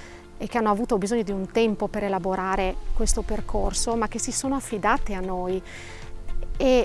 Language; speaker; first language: Italian; native; Italian